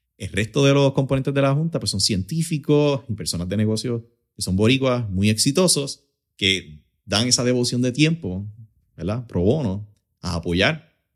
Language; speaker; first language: Spanish; native; Spanish